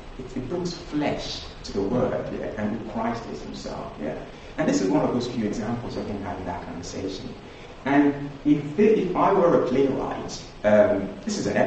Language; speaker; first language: English; non-native, local second language; Yoruba